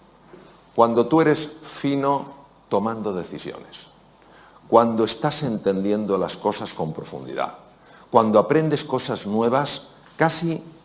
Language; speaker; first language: Spanish; native; Spanish